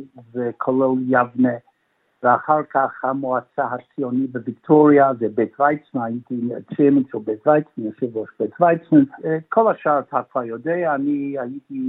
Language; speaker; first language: Hebrew; non-native, fluent; English